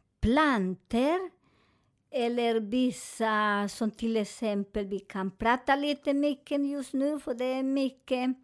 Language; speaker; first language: Swedish; non-native, fluent; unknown